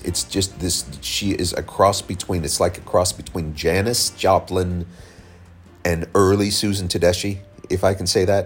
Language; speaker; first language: English; native; English